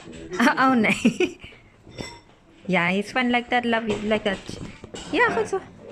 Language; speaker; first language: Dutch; non-native, learner; Filipino